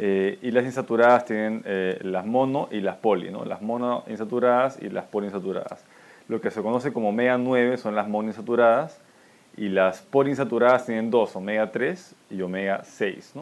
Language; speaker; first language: Spanish; native; Spanish